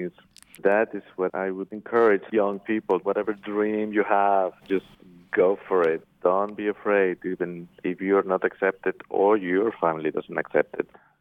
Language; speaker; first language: English; non-native, fluent; Spanish